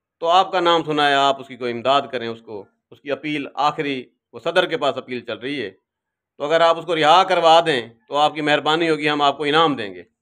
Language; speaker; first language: Urdu; non-native, local second language; Saraiki